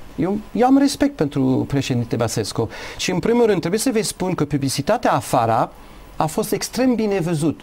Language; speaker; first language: Romanian; non-native, learner; English